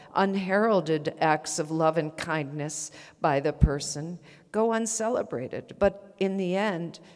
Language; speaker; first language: English; native; English